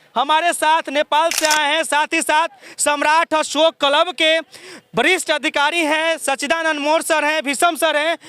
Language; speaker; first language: Hindi; native; Hindi